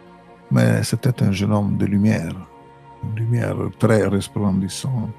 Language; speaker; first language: French; non-native, fluent; Italian